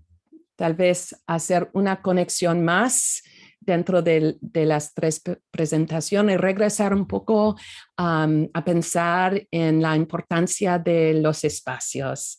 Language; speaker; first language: Spanish; non-native, fluent; English